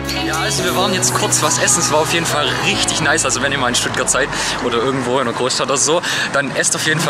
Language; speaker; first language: German; native; German